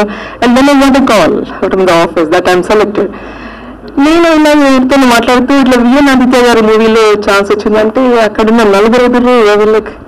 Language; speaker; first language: Telugu; native; Telugu